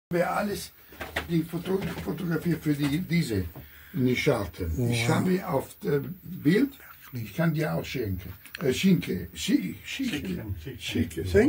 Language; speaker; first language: German; non-native, learner; Italian